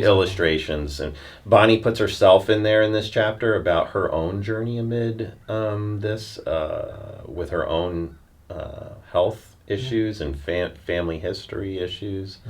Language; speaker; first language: English; native; English